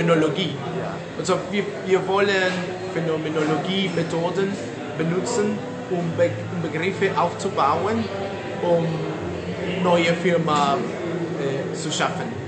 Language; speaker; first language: German; non-native, fluent; Spanish